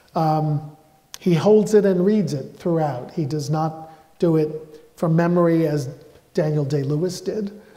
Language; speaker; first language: English; native; English